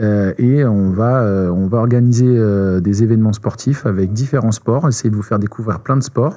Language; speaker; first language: French; native; French